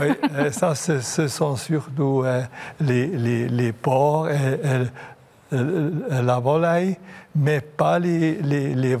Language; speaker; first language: French; non-native, local second language; German